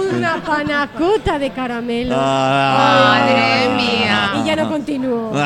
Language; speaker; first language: Spanish; native; Spanish